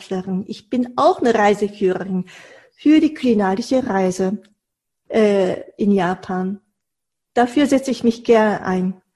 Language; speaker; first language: German; non-native, fluent; Japanese